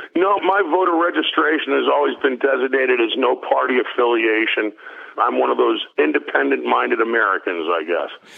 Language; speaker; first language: English; early bilingual, other home language; German